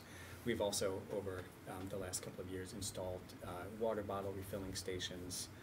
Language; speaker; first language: English; native; English